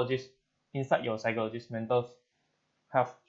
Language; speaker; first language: English; non-native, learner; Chinese